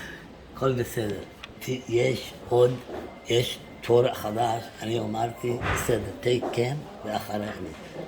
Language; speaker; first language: Hebrew; non-native, learner; English